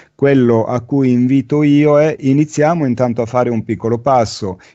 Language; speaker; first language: Italian; native; Italian